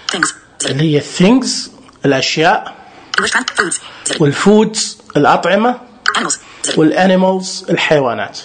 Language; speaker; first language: Arabic; native; Arabic